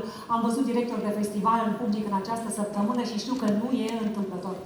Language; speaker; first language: Romanian; native; Romanian